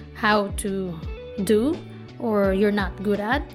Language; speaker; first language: English; non-native, local second language; Filipino